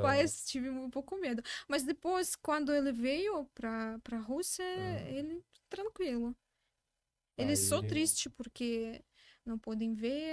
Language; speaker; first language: Portuguese; non-native, learner; Russian